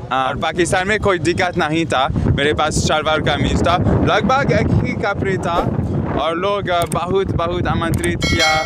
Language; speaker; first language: Hindi; non-native, learner; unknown